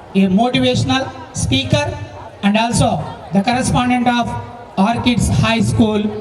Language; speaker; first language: English; non-native, local second language; Telugu